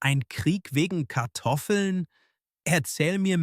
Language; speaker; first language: German; non-native, fluent; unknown